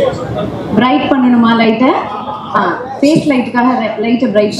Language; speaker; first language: Tamil; native; Tamil